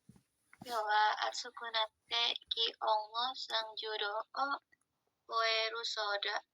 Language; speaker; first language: Japanese; non-native, learner; Indonesian